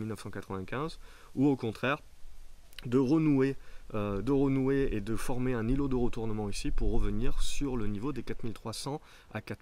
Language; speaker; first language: French; native; French